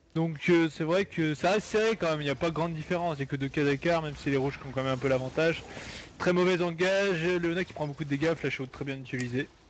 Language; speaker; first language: French; native; French